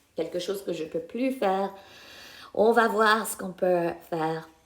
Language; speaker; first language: French; non-native, fluent; English